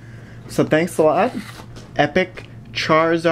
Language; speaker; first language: English; native; English